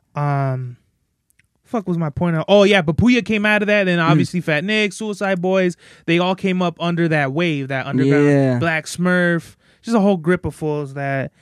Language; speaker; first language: English; native; English